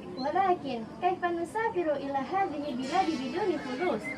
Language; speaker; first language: Arabic; non-native, fluent; Indonesian